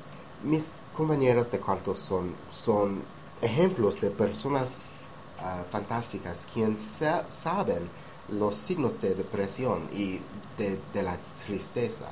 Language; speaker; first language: Spanish; non-native, learner; English